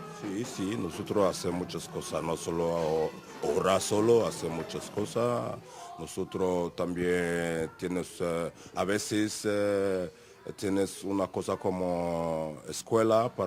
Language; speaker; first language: Spanish; non-native, learner; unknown